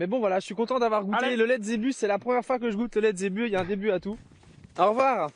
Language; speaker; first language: French; native; French